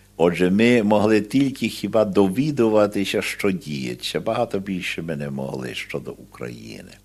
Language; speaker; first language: Ukrainian; early bilingual, heritage; Ukrainian